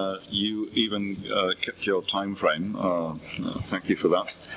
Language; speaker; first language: English; non-native, fluent; German